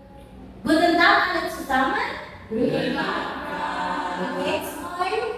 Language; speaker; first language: German; non-native, fluent; Indonesian